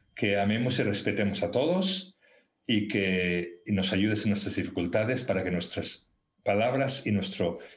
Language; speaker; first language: Spanish; native; Spanish